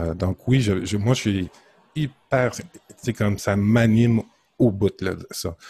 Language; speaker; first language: French; native; French